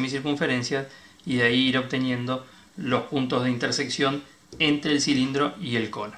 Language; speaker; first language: Spanish; native; Spanish